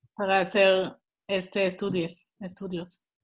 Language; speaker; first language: Spanish; non-native, learner; Swiss German